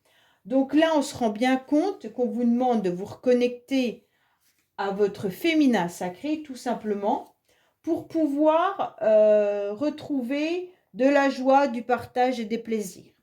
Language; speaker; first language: French; native; French